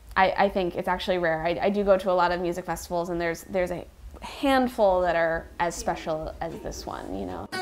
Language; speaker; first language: English; native; English